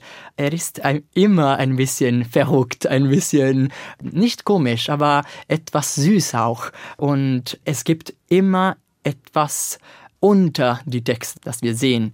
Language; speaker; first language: German; non-native, learner; Italian